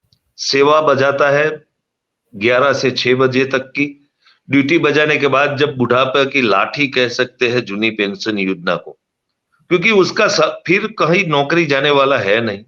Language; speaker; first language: Hindi; non-native, local second language; Gujarati